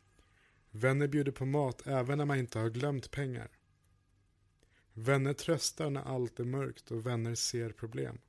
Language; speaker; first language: Swedish; native; Swedish